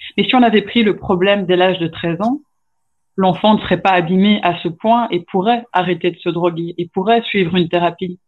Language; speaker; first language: French; native; French